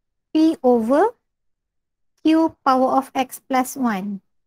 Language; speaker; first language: English; non-native, local second language; Malay